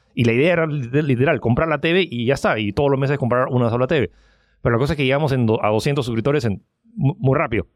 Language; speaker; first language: Spanish; early bilingual, other home language; French